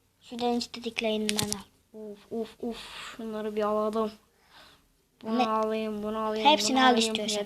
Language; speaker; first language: Turkish; native; Turkish